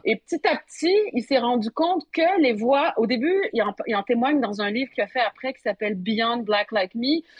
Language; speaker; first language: French; native; French